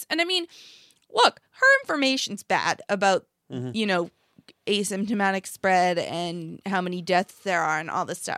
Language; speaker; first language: English; native; English